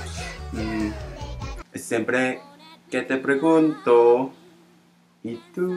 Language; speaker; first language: Spanish; non-native, learner; Korean